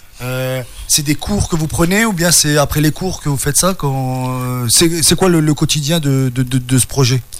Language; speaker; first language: French; native; French